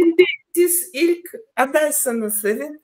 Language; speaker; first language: Turkish; non-native, learner; Russian